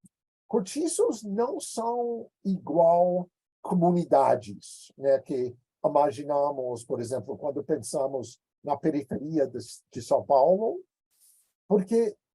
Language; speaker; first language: Portuguese; non-native, fluent; English